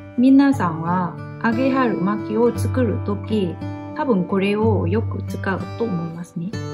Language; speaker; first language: Japanese; non-native, fluent; Vietnamese